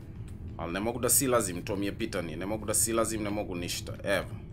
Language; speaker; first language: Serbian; early bilingual, heritage; English